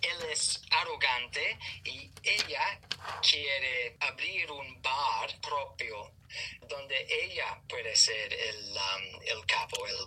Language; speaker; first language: Spanish; non-native, learner; English